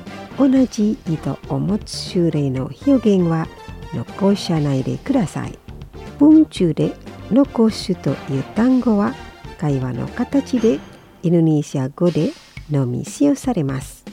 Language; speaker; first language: Japanese; non-native, fluent; Indonesian